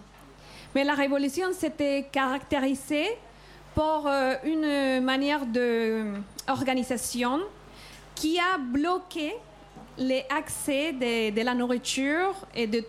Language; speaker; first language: French; non-native, fluent; Spanish